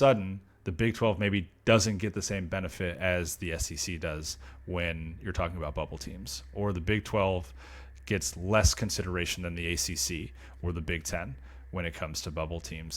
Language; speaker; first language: English; native; English